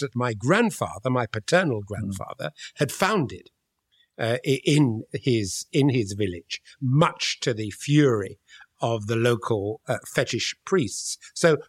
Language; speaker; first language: English; native; English